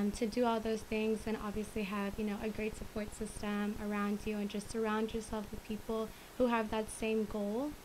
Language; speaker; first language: English; early bilingual, other home language; Spanish